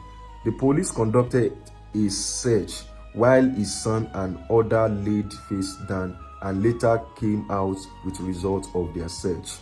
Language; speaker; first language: English; non-native, local second language; Yoruba